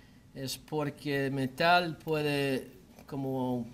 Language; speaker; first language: Spanish; non-native, learner; English